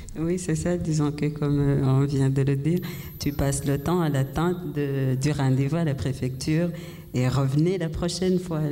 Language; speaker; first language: French; non-native, local second language; Kinyarwanda